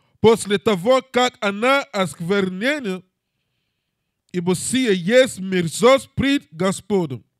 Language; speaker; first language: Russian; non-native, learner; English